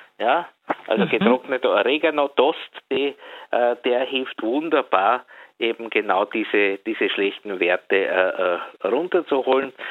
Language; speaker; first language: German; native; German